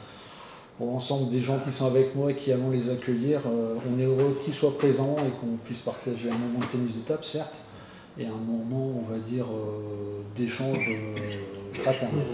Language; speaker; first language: French; native; French